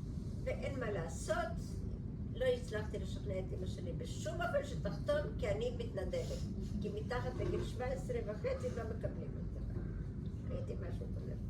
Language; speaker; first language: Hebrew; early bilingual, other home language; Bulgarian